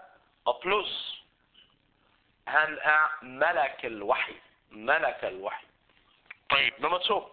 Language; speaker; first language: Danish; early bilingual, other home language; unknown